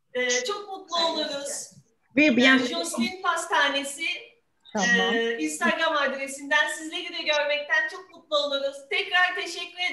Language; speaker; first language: Turkish; native; Turkish